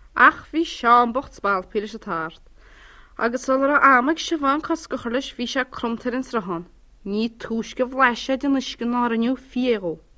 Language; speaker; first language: Irish; native; Irish